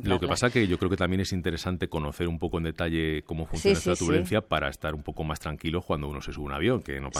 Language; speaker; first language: Spanish; native; Spanish